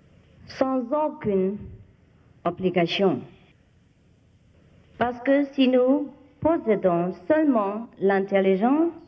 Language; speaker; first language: French; non-native, fluent; Vietnamese